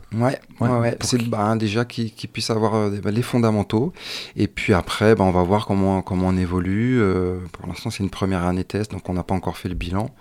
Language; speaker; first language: French; native; French